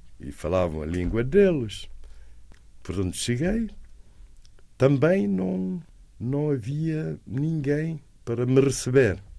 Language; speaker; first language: Portuguese; non-native, local second language; Kabuverdianu